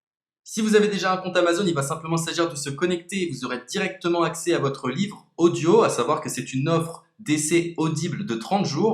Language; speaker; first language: French; native; French